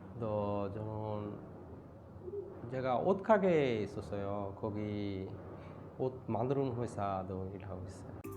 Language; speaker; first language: Korean; non-native, learner; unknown